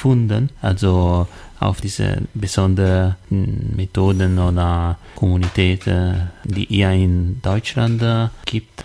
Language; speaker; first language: German; non-native, learner; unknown